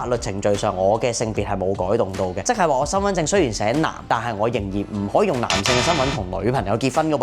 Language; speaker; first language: Cantonese; native; Cantonese